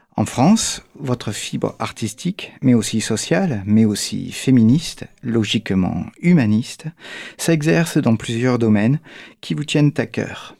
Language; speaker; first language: French; native; French